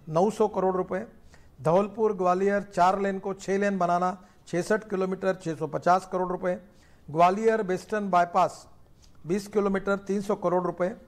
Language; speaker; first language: Hindi; non-native, local second language; Marathi